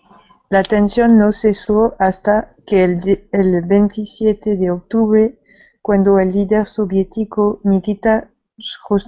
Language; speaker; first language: Spanish; non-native, learner; French